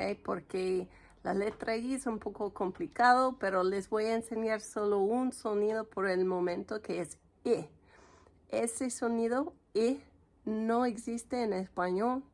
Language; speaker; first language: Spanish; non-native, fluent; English